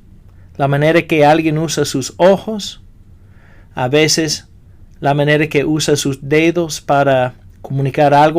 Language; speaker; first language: Spanish; non-native, fluent; English